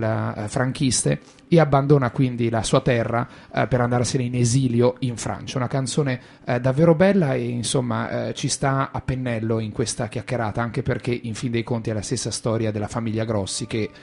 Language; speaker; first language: Italian; native; Italian